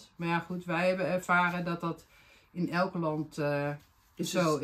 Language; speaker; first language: Dutch; native; Dutch